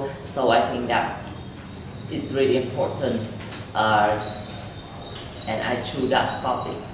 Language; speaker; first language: English; non-native, learner; Vietnamese